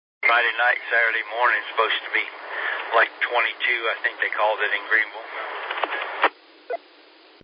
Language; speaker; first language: English; native; English